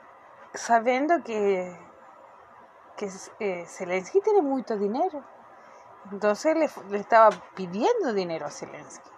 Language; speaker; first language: Portuguese; non-native, fluent; Spanish